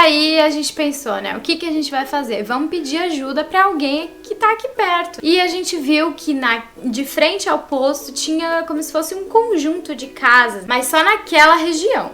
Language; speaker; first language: Portuguese; native; Portuguese